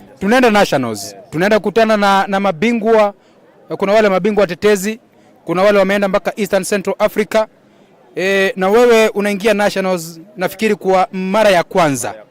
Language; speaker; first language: Swahili; non-native, local second language; Gusii